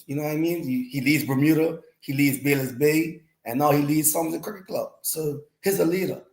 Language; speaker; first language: English; native; English